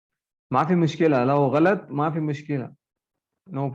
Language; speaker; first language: Arabic; non-native, learner; Urdu